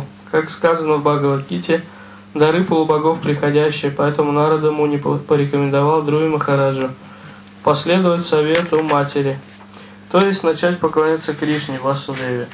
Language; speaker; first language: Russian; native; Russian